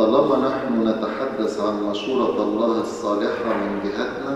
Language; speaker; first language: Arabic; native; Arabic